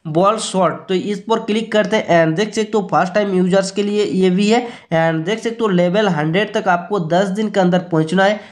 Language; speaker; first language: Hindi; native; Hindi